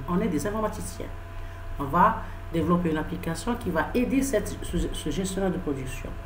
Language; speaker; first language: French; non-native, local second language; Arabic